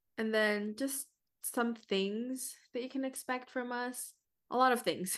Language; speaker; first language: English; early bilingual, other home language; Filipino